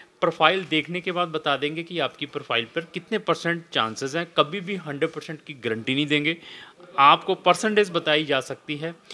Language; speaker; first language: Hindi; non-native, local second language; Punjabi